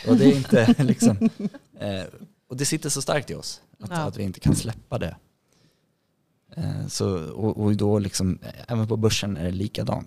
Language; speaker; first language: Swedish; native; Swedish